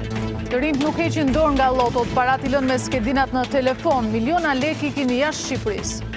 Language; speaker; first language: Albanian; native; Albanian